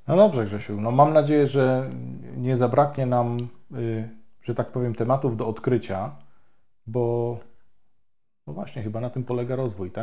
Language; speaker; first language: Polish; native; Polish